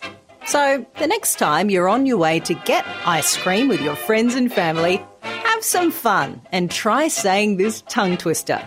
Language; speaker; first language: English; native; English